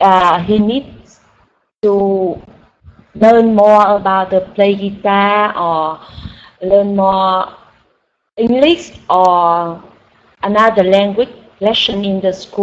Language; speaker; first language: English; non-native, learner; Vietnamese